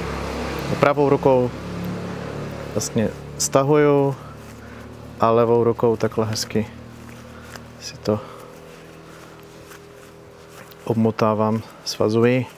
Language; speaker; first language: Czech; native; Czech